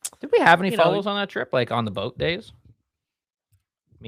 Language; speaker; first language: English; native; English